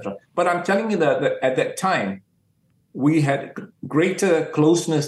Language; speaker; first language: English; non-native, local second language; Min Nan Chinese